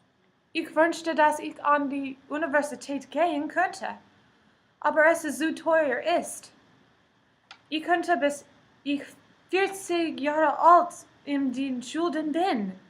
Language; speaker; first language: German; non-native, learner; English